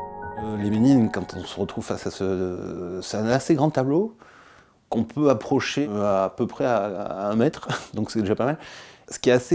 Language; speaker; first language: French; native; French